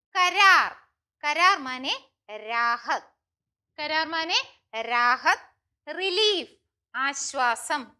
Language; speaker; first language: Hindi; non-native, local second language; Malayalam